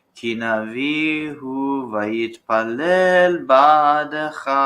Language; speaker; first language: Hebrew; non-native, learner; English